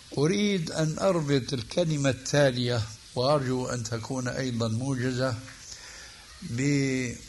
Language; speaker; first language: Arabic; native; Arabic